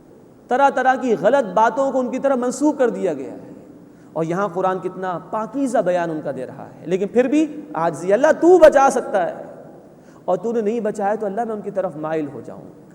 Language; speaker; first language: Urdu; native; Urdu